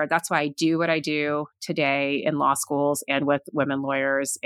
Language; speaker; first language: English; native; English